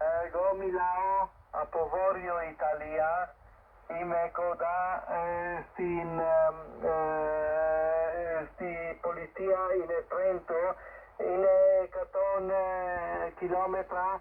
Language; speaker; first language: Greek; non-native, learner; Italian